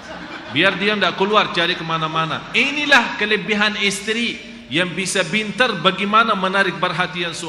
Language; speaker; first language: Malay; non-native, fluent; Arabic